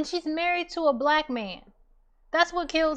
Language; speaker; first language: English; native; English